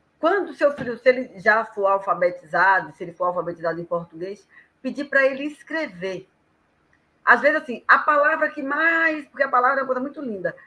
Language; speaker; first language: Portuguese; native; Portuguese